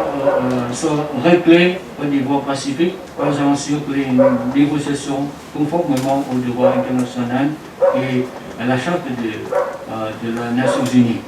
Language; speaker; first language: French; non-native, learner; Vietnamese